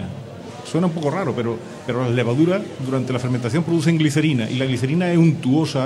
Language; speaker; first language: Spanish; native; Spanish